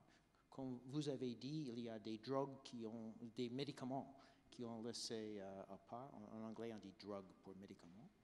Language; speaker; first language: French; non-native, fluent; English